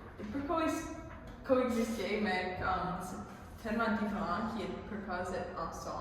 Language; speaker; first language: French; non-native, local second language; English